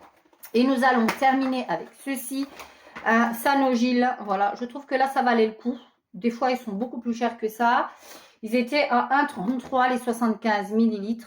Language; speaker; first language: French; native; French